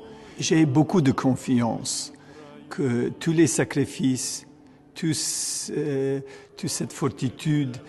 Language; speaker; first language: French; non-native, fluent; Ukrainian